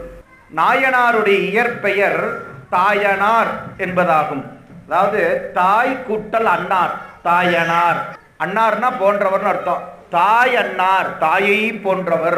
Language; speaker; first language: Tamil; native; Tamil